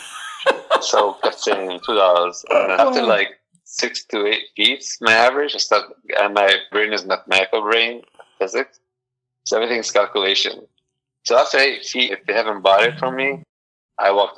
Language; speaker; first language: English; non-native, fluent; Arabic